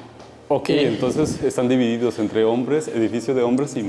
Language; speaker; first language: Spanish; native; Spanish